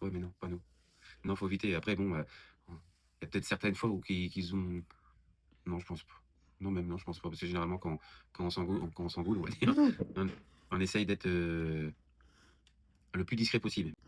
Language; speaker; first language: French; native; French